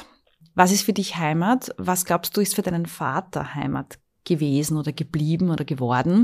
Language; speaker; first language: German; native; German